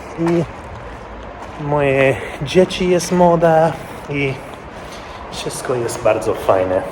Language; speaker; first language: Polish; non-native, learner; English